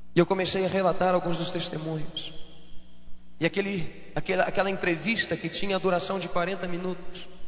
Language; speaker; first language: Portuguese; non-native, fluent; English